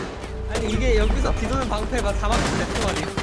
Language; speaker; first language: Korean; native; Korean